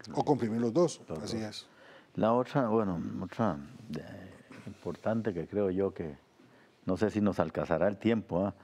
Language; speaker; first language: Spanish; native; Spanish